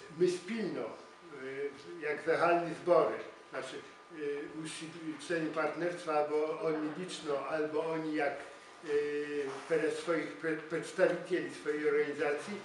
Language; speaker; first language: Polish; non-native, learner; Ukrainian